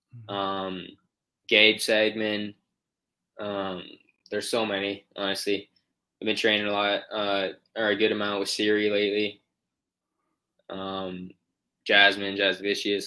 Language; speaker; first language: English; native; English